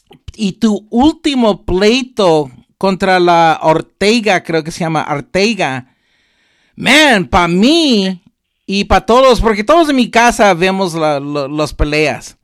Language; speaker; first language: Spanish; early bilingual, heritage; Spanish